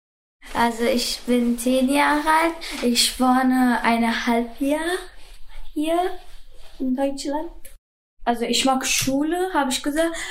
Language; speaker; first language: German; non-native, learner; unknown